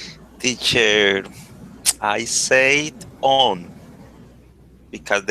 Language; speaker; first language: English; non-native, learner; Spanish